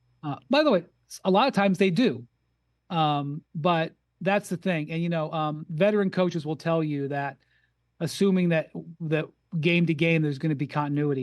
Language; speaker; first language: English; native; English